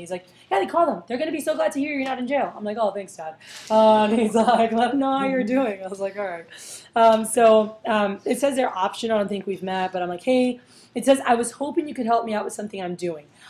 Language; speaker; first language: English; early bilingual, other home language; Spanish